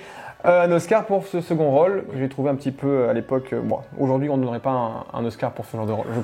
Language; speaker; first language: French; native; French